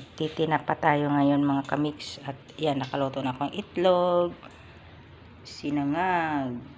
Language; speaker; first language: Filipino; non-native, local second language; Cebuano